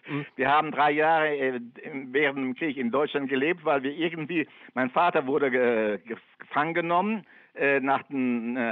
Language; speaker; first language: German; non-native, fluent; Italian